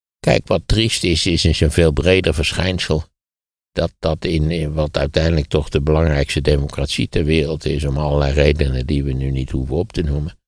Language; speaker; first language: Dutch; native; Dutch